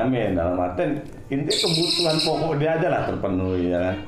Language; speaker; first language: Indonesian; non-native, local second language; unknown